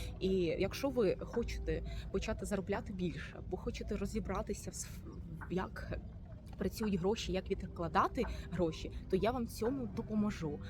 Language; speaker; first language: Ukrainian; non-native, local second language; Russian